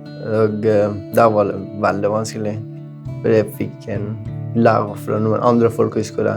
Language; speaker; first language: Norwegian; non-native, learner; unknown